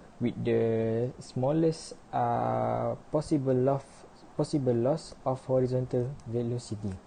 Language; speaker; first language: English; non-native, learner; Malay